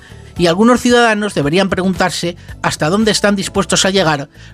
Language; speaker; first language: Spanish; native; Spanish